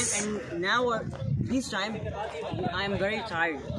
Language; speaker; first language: English; non-native, learner; Urdu